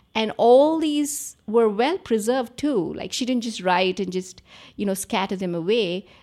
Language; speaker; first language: English; non-native, local second language; Telugu